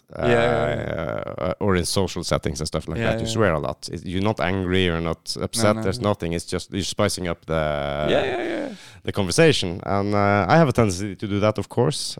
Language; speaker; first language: English; non-native, fluent; Norwegian